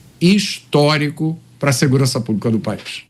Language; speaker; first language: Portuguese; native; Portuguese